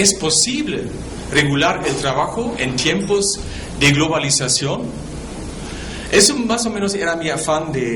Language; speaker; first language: Spanish; non-native, fluent; German